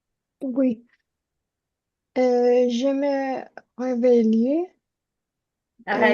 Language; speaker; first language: French; non-native, learner; Spanish